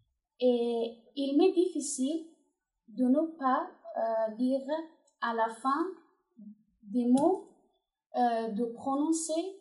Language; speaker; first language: French; non-native, learner; Persian